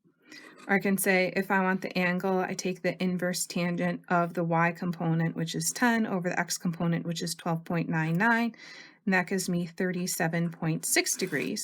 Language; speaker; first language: English; native; English